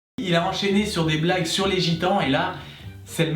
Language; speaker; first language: French; native; French